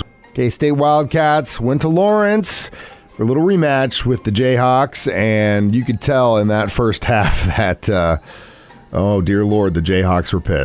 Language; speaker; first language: English; native; English